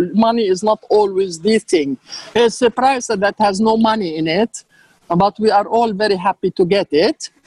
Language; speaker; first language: English; non-native, fluent; Arabic